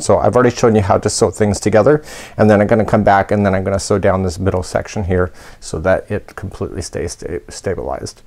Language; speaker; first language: English; native; English